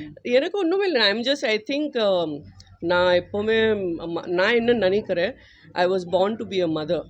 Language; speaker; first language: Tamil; non-native, fluent; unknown